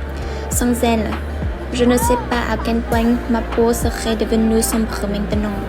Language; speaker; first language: French; non-native, learner; Vietnamese